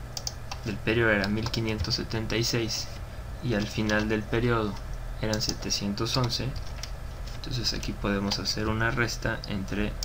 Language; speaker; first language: Spanish; native; Spanish